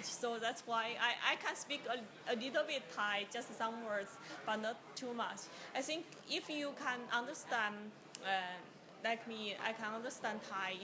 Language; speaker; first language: English; non-native, learner; Chinese